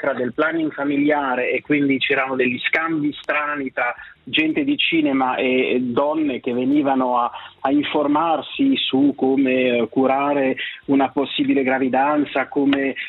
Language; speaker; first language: Italian; non-native, local second language; French